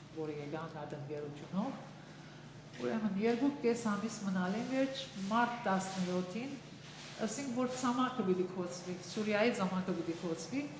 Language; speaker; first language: Armenian; early bilingual, heritage; Armenian